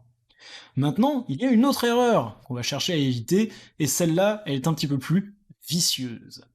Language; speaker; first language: French; native; French